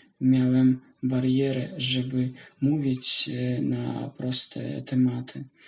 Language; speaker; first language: Polish; non-native, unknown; Russian